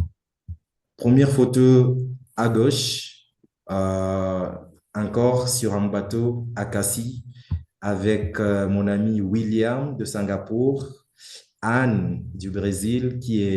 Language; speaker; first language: French; non-native, fluent; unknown